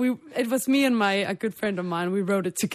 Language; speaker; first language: English; non-native, fluent; Danish